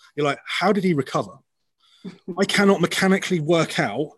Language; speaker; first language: English; native; English